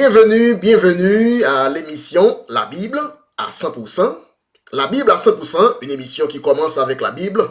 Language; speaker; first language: French; non-native, local second language; Haitian Creole